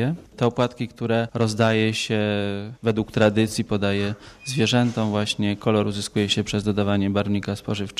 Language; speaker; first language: Polish; native; Polish